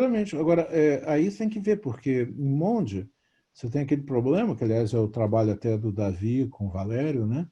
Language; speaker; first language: Portuguese; native; Portuguese